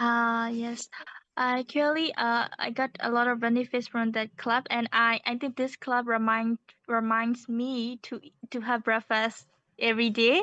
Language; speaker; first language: English; non-native, learner; Indonesian